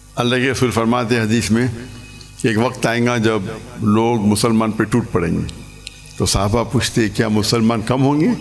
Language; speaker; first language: Urdu; non-native, local second language; English